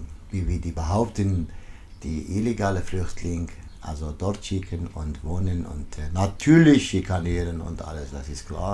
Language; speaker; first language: German; non-native, learner; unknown